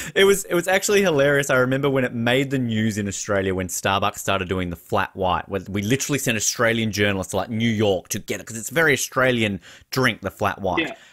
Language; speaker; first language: English; native; English